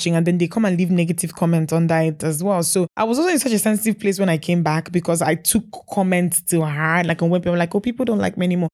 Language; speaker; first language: English; non-native, local second language; Igbo